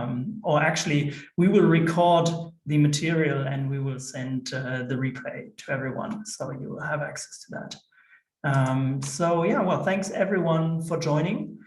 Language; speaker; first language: English; non-native, fluent; German